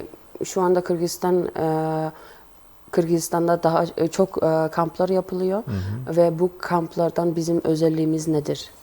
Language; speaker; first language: Turkish; non-native, local second language; Kyrgyz